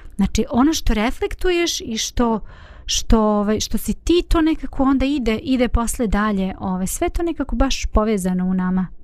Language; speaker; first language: Bosnian; native; Bosnian